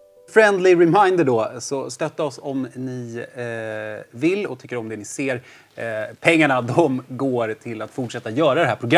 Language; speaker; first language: Swedish; native; Swedish